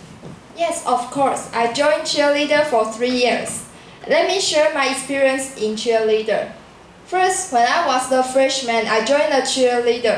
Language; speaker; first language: English; non-native, learner; Chinese